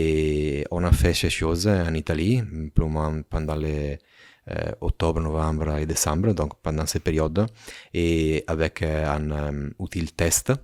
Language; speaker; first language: French; non-native, fluent; Italian